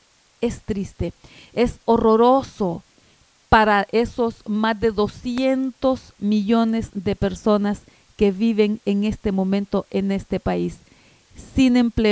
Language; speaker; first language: Spanish; native; Spanish